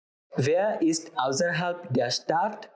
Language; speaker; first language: German; non-native, fluent; Bangla